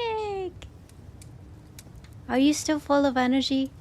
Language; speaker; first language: English; native; English